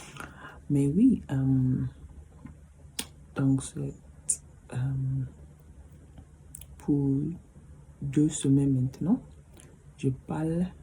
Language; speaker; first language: French; non-native, learner; English